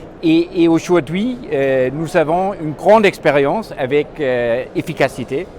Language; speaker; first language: French; non-native, fluent; Danish